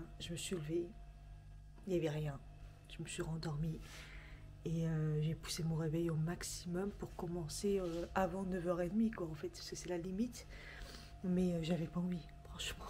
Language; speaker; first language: French; native; French